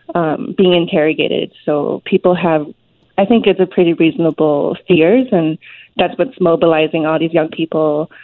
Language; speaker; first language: English; non-native, local second language; Cantonese